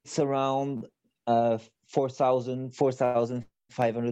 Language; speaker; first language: English; non-native, fluent; French